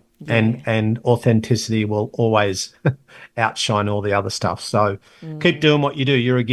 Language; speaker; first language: English; native; English